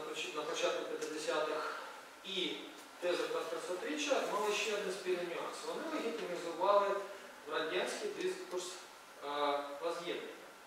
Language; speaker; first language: Ukrainian; native; Ukrainian